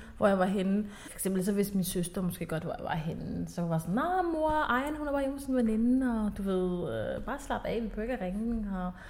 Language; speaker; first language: Danish; early bilingual, other home language; Somali